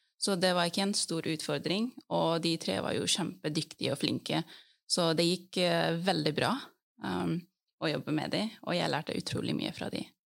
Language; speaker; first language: Norwegian; early bilingual, other home language; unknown